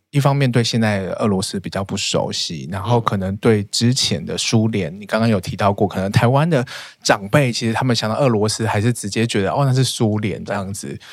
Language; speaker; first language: Chinese; native; Chinese